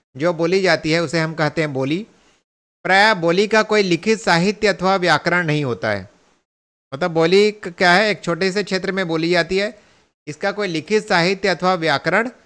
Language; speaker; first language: Hindi; native; Hindi